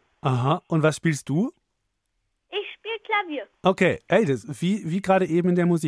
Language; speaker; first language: German; native; German